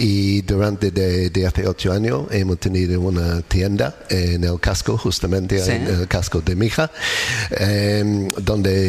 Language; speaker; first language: Spanish; non-native, learner; English